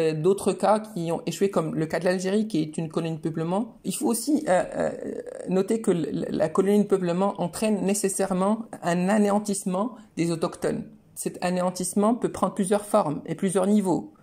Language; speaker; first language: French; non-native, local second language; Arabic